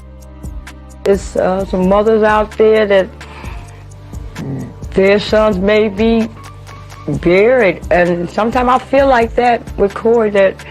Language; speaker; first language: English; native; English